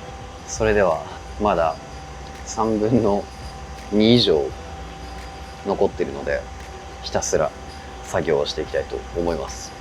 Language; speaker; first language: Japanese; native; Japanese